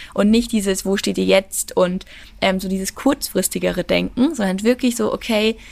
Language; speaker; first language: German; native; German